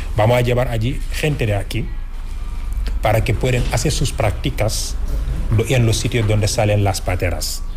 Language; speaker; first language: Spanish; non-native, fluent; Wolof